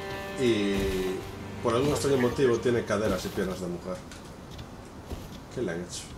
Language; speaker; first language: Spanish; native; Spanish